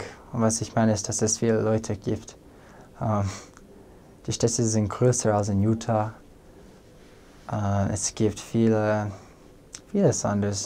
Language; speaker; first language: German; non-native, fluent; English